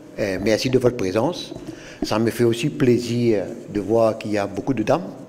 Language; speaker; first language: French; non-native, local second language; Morisyen